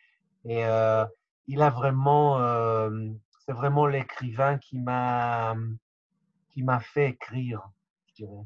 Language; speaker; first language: French; non-native, fluent; Hebrew